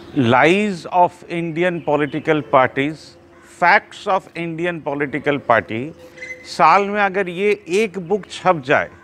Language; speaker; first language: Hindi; non-native, local second language; Bangla